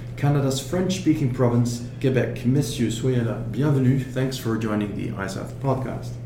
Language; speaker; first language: English; non-native, fluent; Dutch